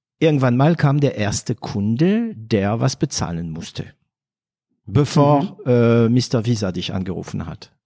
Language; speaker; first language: German; non-native, fluent; French